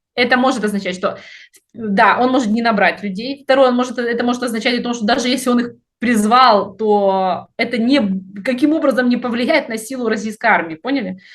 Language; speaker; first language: Russian; native; Russian